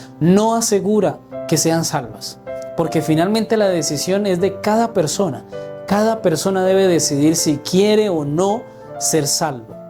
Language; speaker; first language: Spanish; native; Spanish